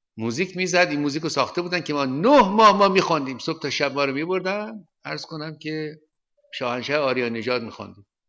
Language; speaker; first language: Persian; native; Persian